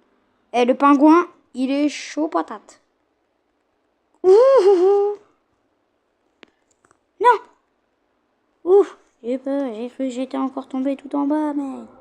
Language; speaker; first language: French; native; French